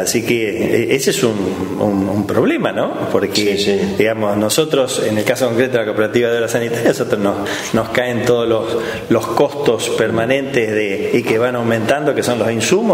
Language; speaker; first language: Spanish; native; Spanish